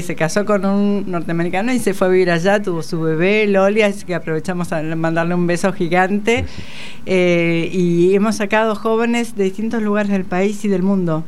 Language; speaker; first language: Spanish; native; Spanish